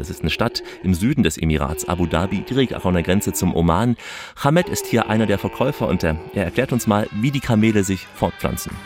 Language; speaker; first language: German; native; German